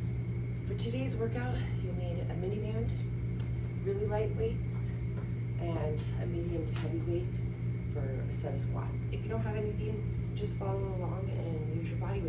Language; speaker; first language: English; native; English